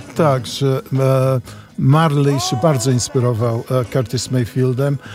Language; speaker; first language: Polish; non-native, fluent; English